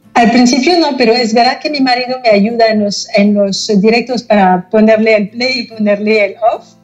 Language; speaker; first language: Spanish; non-native, fluent; French